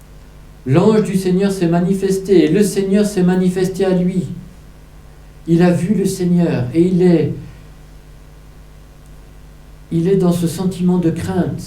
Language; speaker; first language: French; native; French